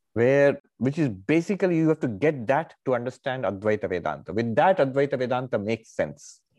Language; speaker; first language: English; non-native, local second language; Bangla